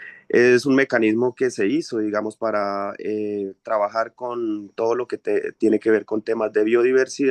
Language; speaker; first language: Spanish; native; Spanish